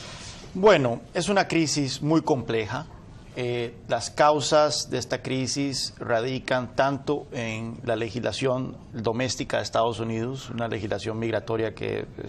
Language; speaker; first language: Spanish; native; Spanish